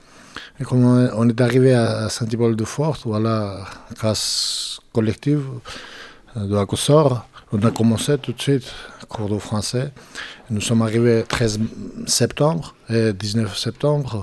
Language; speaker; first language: French; non-native, fluent; Georgian